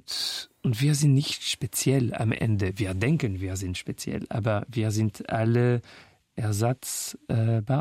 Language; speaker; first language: German; non-native, fluent; French